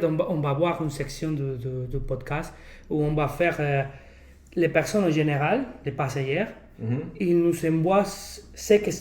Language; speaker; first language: French; non-native, fluent; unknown